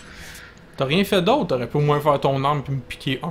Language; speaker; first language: French; native; French